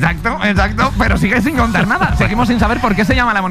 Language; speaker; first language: Spanish; native; Spanish